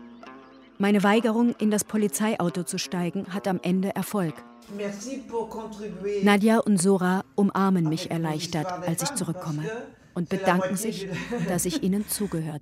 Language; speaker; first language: German; native; German